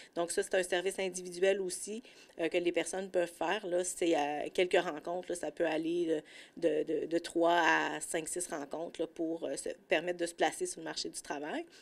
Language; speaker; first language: French; native; French